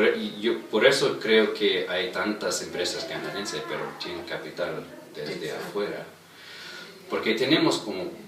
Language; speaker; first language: Spanish; non-native, fluent; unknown